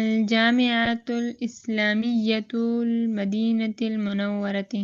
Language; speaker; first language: Arabic; non-native, learner; Urdu